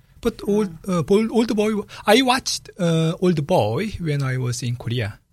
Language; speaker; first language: English; non-native, fluent; Korean